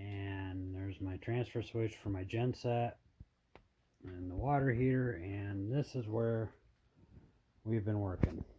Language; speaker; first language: English; native; English